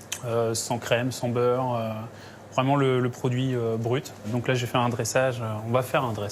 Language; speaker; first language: French; native; French